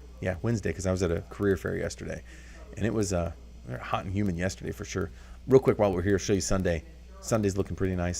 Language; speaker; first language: English; native; English